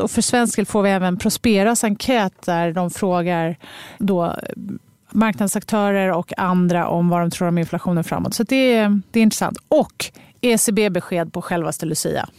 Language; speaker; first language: Swedish; native; Swedish